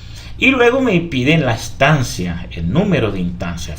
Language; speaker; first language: Spanish; native; Spanish